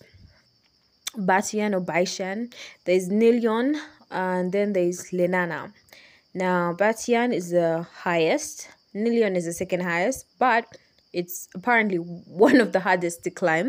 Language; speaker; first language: English; non-native, local second language; Ganda